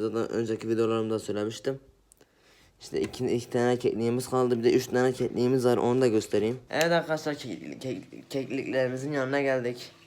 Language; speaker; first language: Turkish; native; Turkish